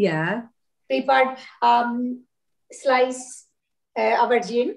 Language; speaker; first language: English; non-native, learner; Bangla